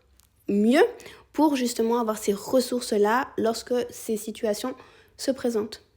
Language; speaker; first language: French; early bilingual, other home language; Spanish